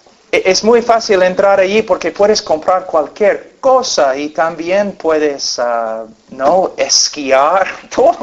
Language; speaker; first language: Spanish; non-native, fluent; English